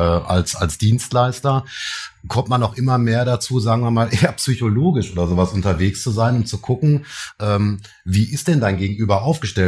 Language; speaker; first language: German; native; German